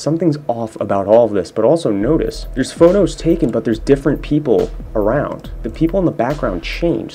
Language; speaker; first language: English; native; English